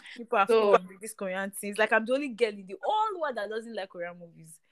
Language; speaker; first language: English; non-native, local second language; Yoruba